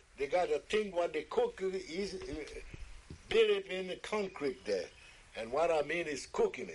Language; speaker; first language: English; early bilingual, other home language; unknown